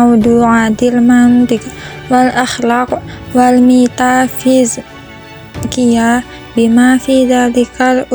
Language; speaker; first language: Arabic; non-native, learner; Indonesian